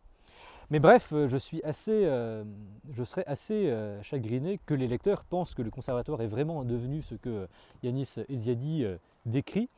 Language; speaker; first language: French; native; French